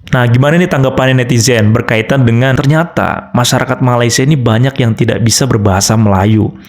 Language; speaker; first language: Indonesian; native; Indonesian